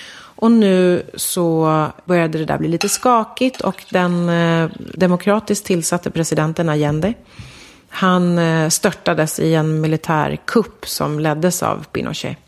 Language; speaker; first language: Swedish; early bilingual, other home language; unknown